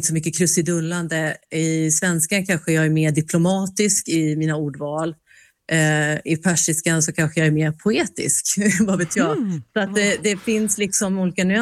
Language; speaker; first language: Swedish; native; Swedish